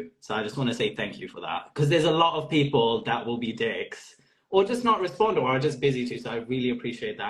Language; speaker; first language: English; non-native, local second language; Urdu